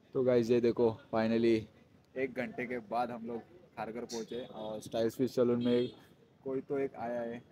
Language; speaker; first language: Hindi; non-native, local second language; Marathi